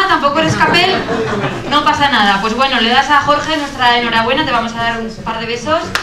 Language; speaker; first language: Spanish; native; Spanish